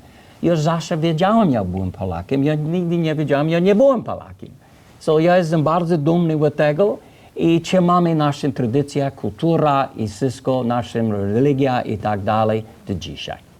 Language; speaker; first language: Polish; early bilingual, heritage; English